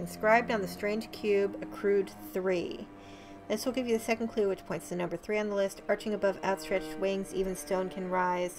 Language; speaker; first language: English; native; English